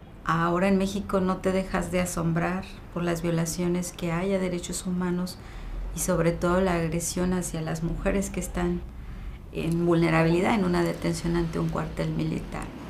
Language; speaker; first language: Spanish; native; Spanish